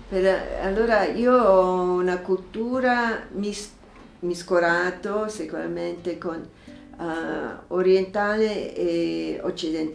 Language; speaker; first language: Italian; non-native, fluent; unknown